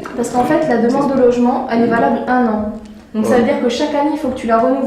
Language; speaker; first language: French; native; French